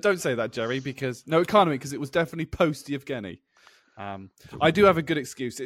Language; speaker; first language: English; native; English